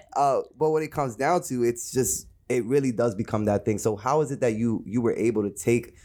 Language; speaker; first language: English; native; English